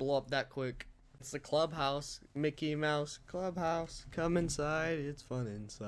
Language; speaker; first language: English; native; English